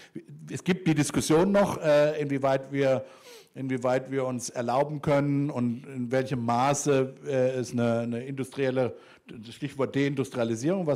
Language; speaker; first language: German; native; German